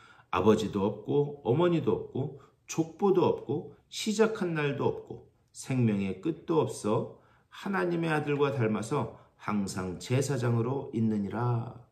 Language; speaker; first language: Korean; native; Korean